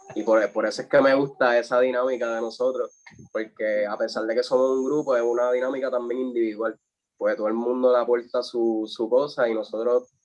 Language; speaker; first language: Spanish; native; Spanish